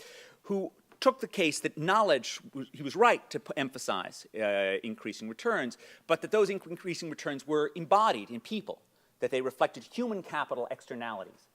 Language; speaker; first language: English; native; English